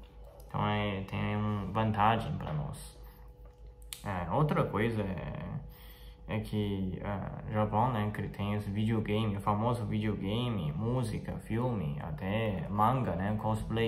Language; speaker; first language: Portuguese; non-native, fluent; Chinese